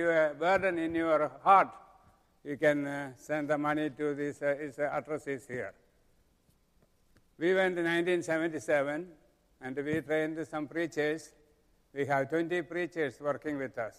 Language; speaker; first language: English; non-native, local second language; Malayalam